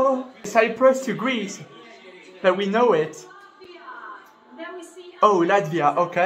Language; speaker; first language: English; non-native, fluent; French